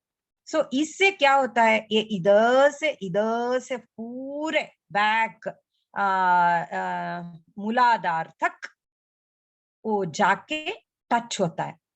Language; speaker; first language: Hindi; non-native, local second language; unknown